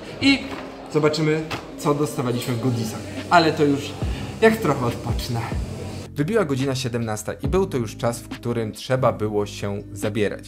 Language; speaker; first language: Polish; native; Polish